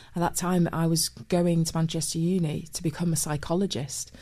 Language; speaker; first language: English; native; English